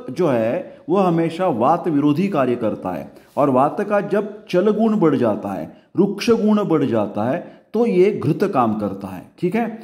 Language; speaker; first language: Hindi; non-native, local second language; Marathi